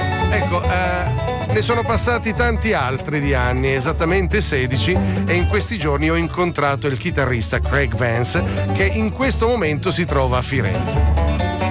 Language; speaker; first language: Italian; native; Italian